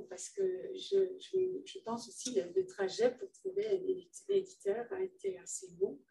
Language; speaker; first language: French; non-native, fluent; Dutch